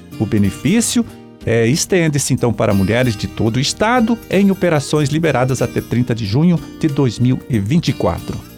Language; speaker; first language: Portuguese; native; Portuguese